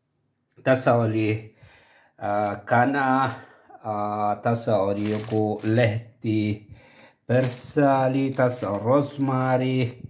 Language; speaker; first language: Finnish; non-native, learner; Tigrinya